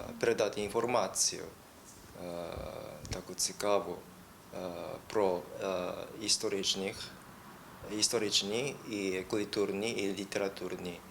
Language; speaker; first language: Ukrainian; non-native, learner; Japanese